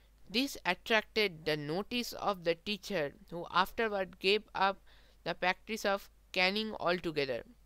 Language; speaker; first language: English; non-native, local second language; Bangla